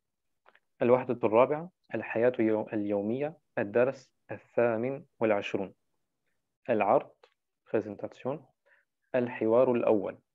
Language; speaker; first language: Arabic; non-native, fluent; German